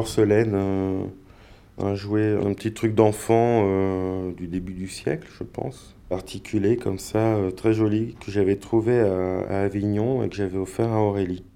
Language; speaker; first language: French; native; French